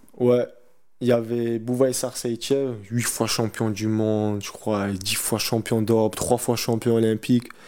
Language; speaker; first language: French; early bilingual, other home language; Chechen